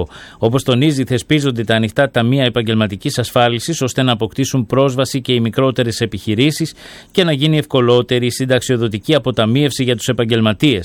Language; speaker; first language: Greek; native; Greek